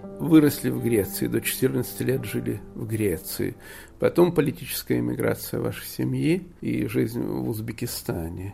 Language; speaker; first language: Russian; native; Russian